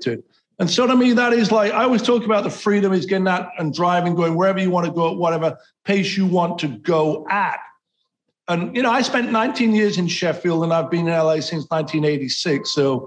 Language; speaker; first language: English; native; English